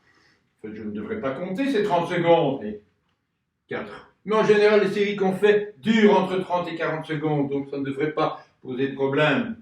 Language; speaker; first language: French; native; French